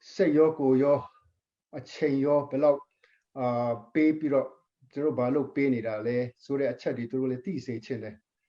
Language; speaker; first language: Burmese; non-native, local second language; Hakha Chin